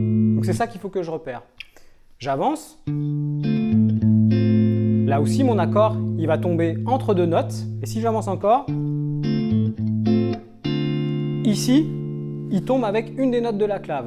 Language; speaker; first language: French; native; French